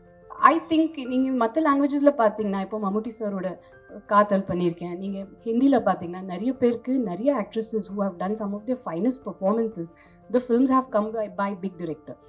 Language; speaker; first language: Tamil; non-native, fluent; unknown